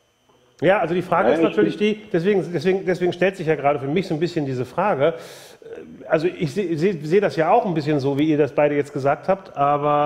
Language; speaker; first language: German; native; German